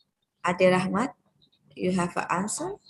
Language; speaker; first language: English; non-native, learner; Indonesian